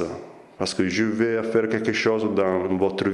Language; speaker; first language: French; non-native, fluent; Italian